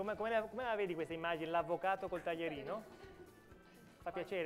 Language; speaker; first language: Italian; native; Italian